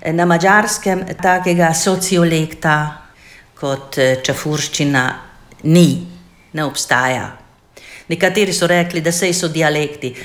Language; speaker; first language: Slovenian; non-native, fluent; Hungarian